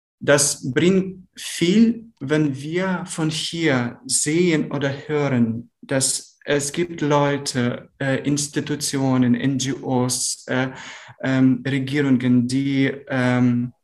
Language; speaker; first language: German; non-native, learner; Ukrainian